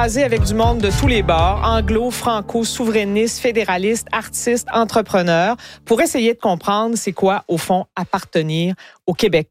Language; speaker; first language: French; native; French